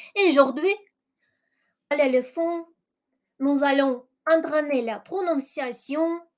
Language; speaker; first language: French; non-native, fluent; Ukrainian